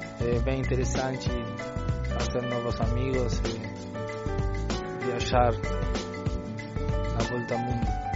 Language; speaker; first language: Portuguese; non-native, learner; Spanish